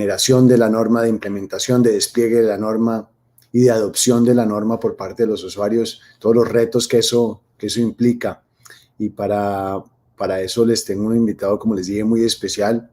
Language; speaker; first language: Spanish; native; Spanish